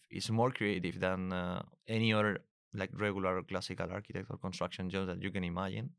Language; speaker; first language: English; non-native, fluent; Spanish